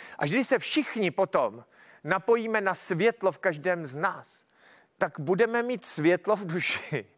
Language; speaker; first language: Czech; native; Czech